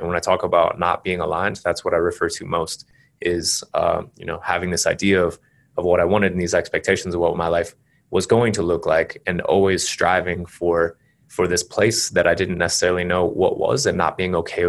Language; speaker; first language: English; native; English